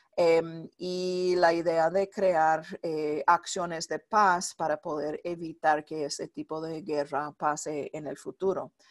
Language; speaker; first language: Spanish; non-native, fluent; English